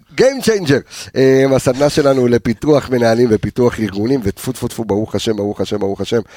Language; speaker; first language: Hebrew; native; Hebrew